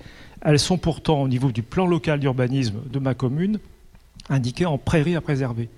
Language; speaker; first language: French; native; French